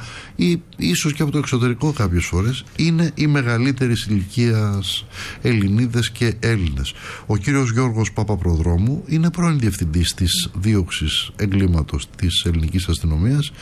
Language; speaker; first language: Greek; native; Greek